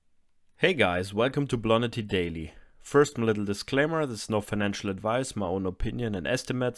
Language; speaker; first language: English; non-native, fluent; German